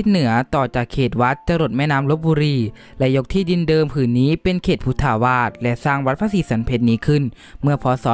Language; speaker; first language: Thai; native; Thai